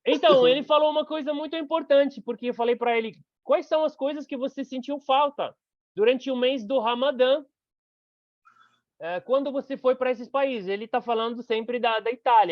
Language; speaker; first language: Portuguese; non-native, fluent; Arabic